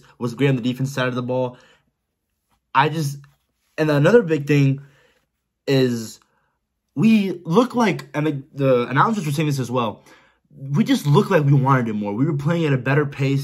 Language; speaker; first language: English; native; English